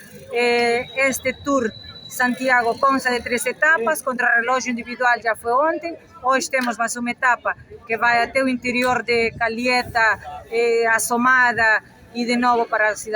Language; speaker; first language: Portuguese; non-native, local second language; Kabuverdianu